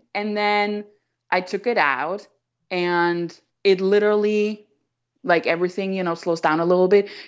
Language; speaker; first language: English; non-native, fluent; German